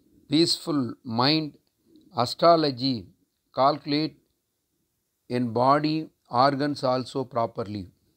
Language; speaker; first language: English; non-native, local second language; Tamil